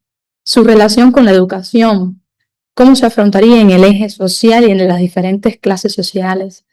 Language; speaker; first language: Spanish; native; Spanish